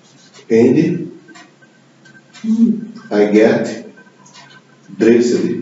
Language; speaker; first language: English; non-native, learner; Portuguese